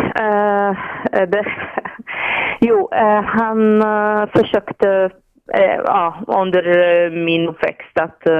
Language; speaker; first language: Swedish; non-native, fluent; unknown